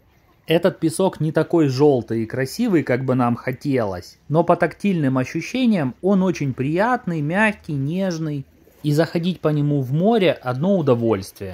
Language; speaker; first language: Russian; native; Russian